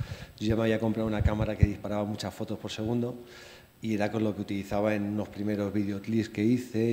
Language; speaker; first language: Spanish; native; Spanish